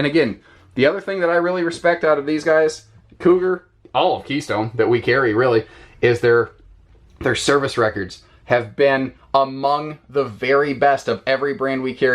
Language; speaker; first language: English; native; English